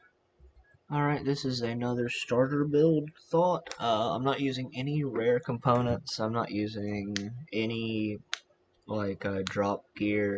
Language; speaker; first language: English; native; English